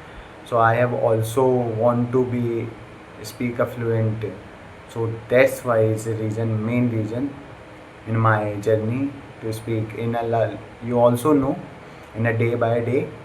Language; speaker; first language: English; non-native, learner; Hindi